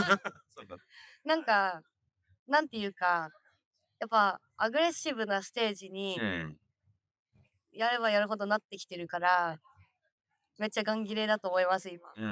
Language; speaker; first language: Japanese; native; Japanese